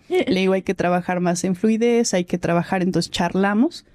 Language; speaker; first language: Spanish; native; Spanish